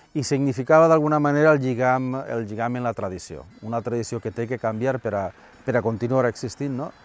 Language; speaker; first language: Catalan; native; Catalan